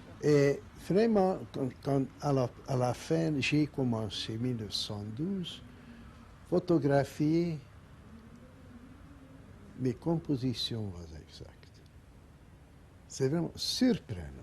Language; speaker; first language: French; non-native, learner; Hungarian